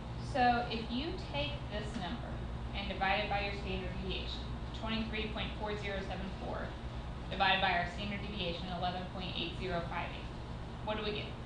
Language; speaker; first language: English; native; English